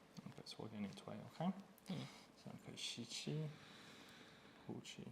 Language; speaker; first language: Chinese; non-native, fluent; English